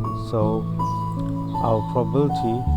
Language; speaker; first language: English; native; English